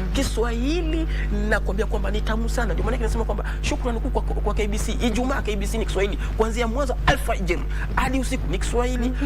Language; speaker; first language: Swahili; native; Swahili